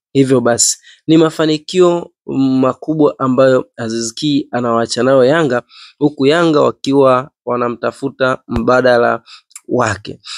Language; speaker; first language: Swahili; native; Swahili